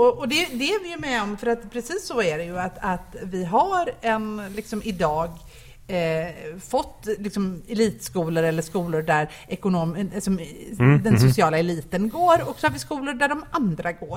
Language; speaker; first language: Swedish; native; Swedish